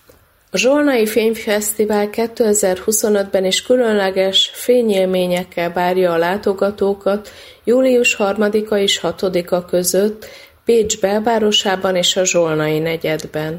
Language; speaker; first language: Hungarian; native; Hungarian